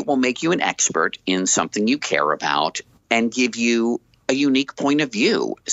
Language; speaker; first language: English; native; English